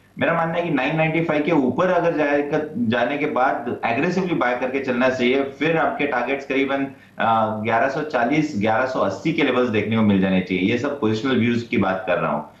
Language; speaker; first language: Hindi; non-native, local second language; Marathi